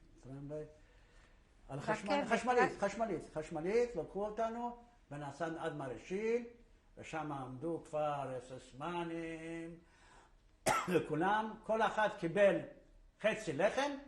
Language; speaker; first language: Hebrew; non-native, fluent; Polish